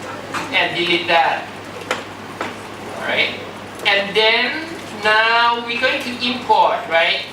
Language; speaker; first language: English; non-native, fluent; Thai